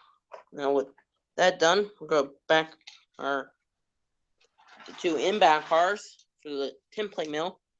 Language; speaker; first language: English; native; English